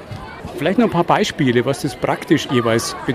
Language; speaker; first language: German; native; German